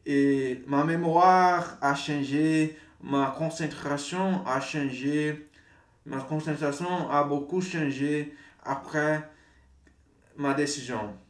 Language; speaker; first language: French; non-native, learner; Portuguese